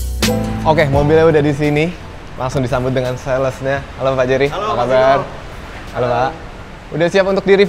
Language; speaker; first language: Indonesian; native; Indonesian